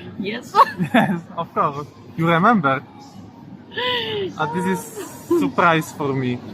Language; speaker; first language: English; non-native, learner; Polish